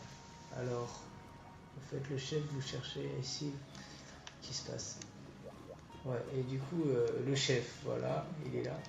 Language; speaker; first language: French; native; French